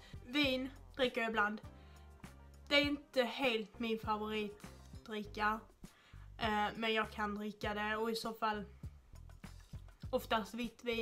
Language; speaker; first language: Swedish; native; Swedish